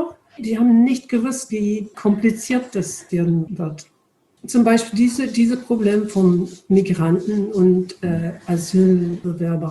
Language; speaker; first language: German; non-native, fluent; English